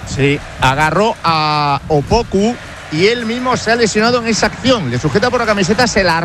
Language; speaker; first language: Spanish; native; Spanish